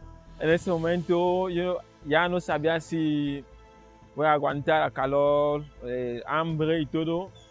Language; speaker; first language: Spanish; non-native, fluent; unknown